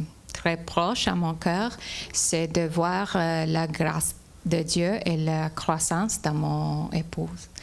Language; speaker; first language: French; non-native, fluent; English